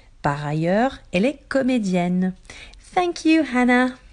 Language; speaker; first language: French; native; French